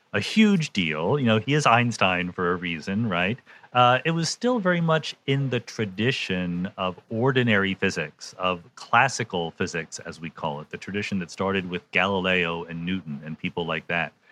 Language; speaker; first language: English; native; English